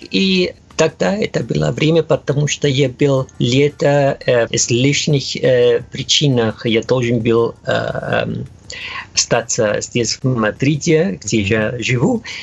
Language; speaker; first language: Russian; non-native, learner; Spanish